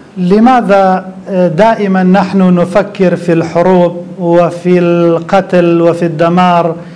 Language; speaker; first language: Arabic; non-native, local second language; Kurdish